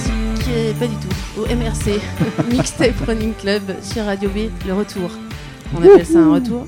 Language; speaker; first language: French; native; French